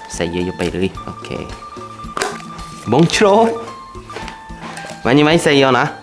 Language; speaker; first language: Thai; non-native, fluent; Korean